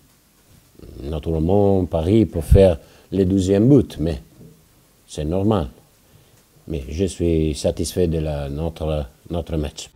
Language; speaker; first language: French; non-native, fluent; Italian